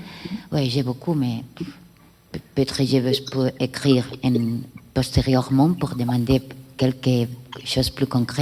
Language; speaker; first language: French; non-native, learner; Catalan